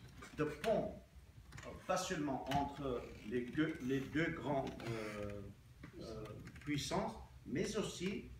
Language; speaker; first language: French; non-native, local second language; Armenian